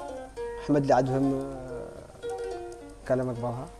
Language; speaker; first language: Arabic; native; Arabic